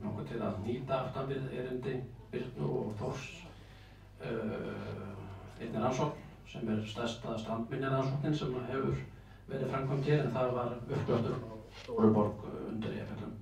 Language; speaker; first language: Icelandic; native; Icelandic